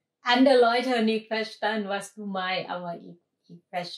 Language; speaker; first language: German; non-native, learner; Thai